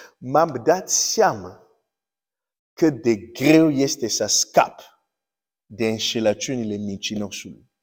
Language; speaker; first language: Romanian; early bilingual, heritage; Romanian